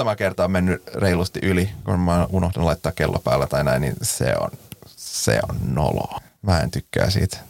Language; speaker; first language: Finnish; non-native, local second language; Swedish